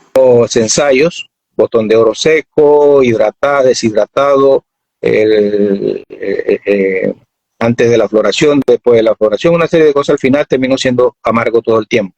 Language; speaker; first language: Spanish; native; Spanish